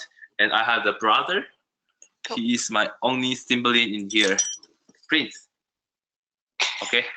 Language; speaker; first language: English; non-native, learner; Chinese